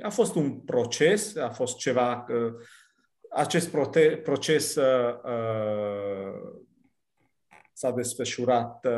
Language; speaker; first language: Romanian; non-native, fluent; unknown